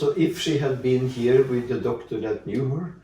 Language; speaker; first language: English; non-native, fluent; Norwegian